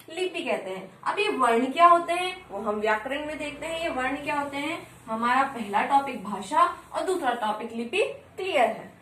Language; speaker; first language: Hindi; native; Hindi